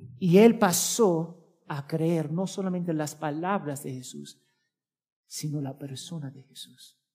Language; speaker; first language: Spanish; early bilingual, heritage; Spanish